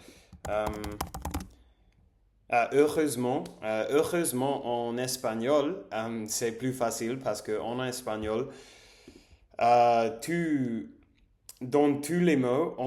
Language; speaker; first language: French; non-native, learner; English